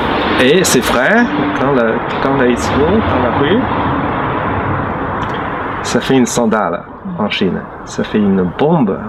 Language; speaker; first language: French; non-native, learner; Chinese